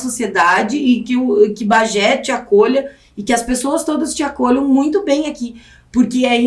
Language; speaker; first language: Portuguese; native; Portuguese